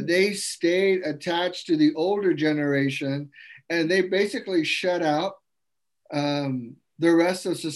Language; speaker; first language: English; native; English